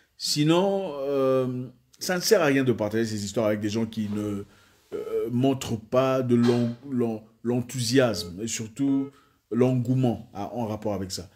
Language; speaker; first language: French; non-native, local second language; Swahili